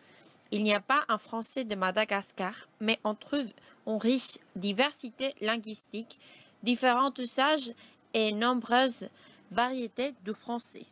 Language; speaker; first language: French; non-native, learner; Spanish